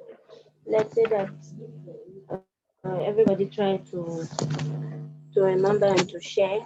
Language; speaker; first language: English; non-native, fluent; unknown